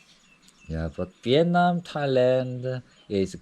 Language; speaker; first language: English; non-native, learner; Korean